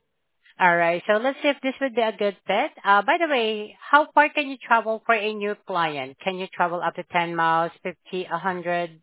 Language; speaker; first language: English; non-native, fluent; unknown